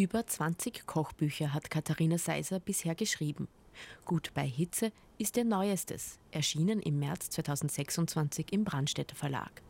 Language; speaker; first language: German; native; German